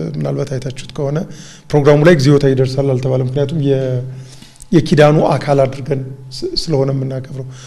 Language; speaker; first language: Amharic; native; Amharic